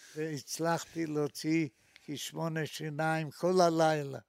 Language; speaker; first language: Hebrew; non-native, fluent; Polish